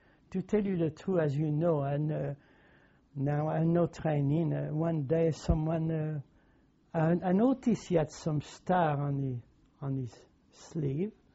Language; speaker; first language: English; non-native, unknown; French